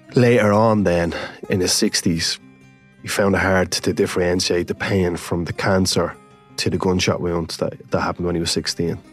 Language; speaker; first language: English; native; English